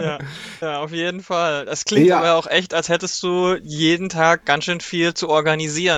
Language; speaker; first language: German; native; German